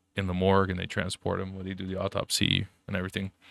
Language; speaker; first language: English; early bilingual, other home language; German